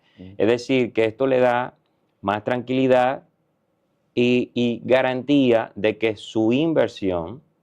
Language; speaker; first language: Spanish; native; Spanish